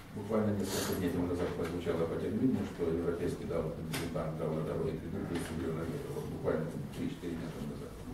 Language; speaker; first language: Russian; non-native, local second language; Ukrainian